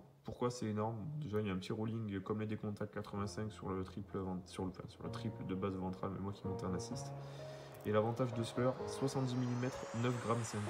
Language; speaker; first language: French; native; French